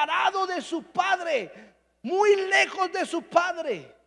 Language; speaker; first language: Spanish; native; Spanish